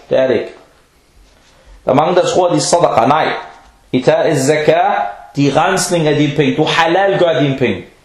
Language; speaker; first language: Danish; non-native, local second language; Arabic